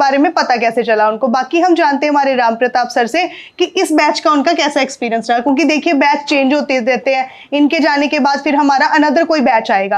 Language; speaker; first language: Hindi; native; Hindi